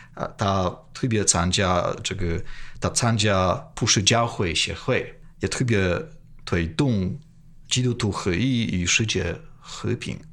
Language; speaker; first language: Chinese; non-native, fluent; Polish